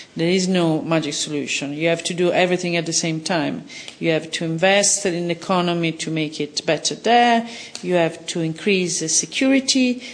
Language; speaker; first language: English; non-native, fluent; Italian